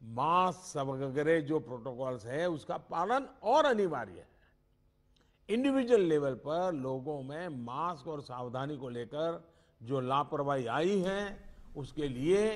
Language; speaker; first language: Hindi; non-native, local second language; Gujarati